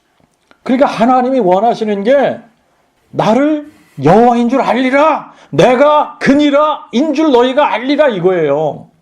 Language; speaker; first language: Korean; native; Korean